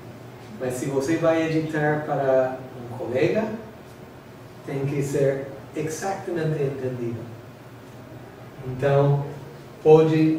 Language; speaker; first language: Portuguese; non-native, learner; English